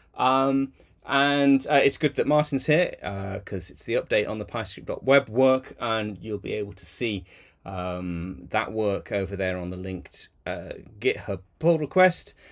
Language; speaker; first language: English; native; English